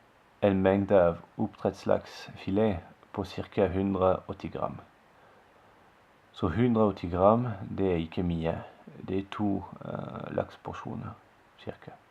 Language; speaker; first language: Norwegian; non-native, fluent; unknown